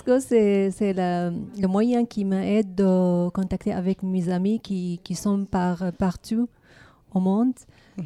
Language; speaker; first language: French; non-native, learner; Arabic